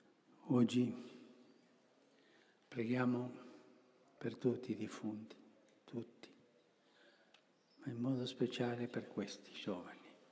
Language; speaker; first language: Italian; early bilingual, heritage; Spanish